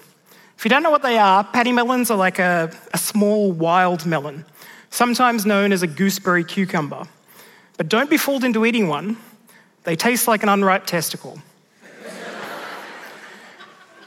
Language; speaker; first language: English; native; English